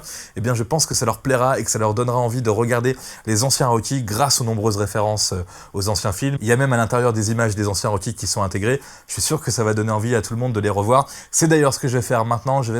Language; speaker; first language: French; native; French